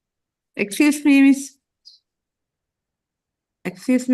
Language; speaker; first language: English; non-native, learner; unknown